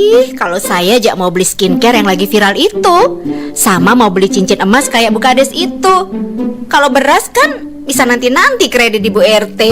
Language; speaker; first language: Indonesian; native; Indonesian